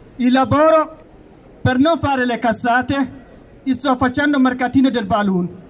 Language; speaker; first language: Italian; non-native, learner; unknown